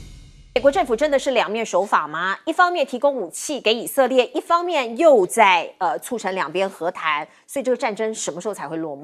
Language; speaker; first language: Chinese; native; Chinese